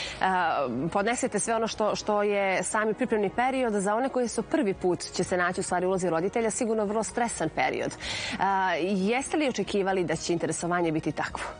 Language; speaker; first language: Serbian; native; Serbian